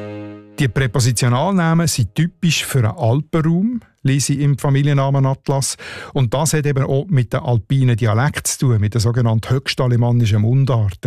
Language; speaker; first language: German; native; German